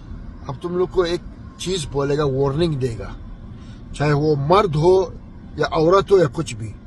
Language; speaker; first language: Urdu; non-native, learner; Arabic